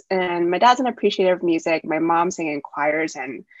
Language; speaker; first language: English; early bilingual, other home language; Wu Chinese